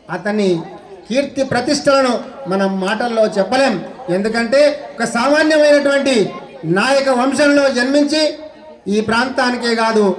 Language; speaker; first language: Telugu; native; Telugu